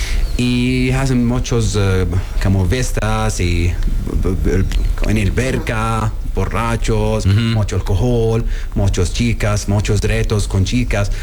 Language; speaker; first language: Spanish; non-native, learner; Arabic